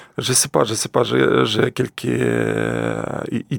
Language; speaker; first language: French; non-native, learner; Russian